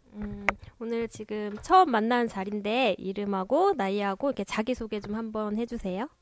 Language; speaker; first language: Korean; native; Korean